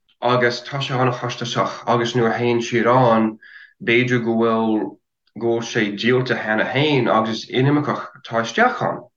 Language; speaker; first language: Irish; non-native, fluent; English